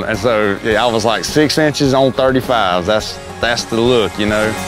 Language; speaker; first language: English; native; English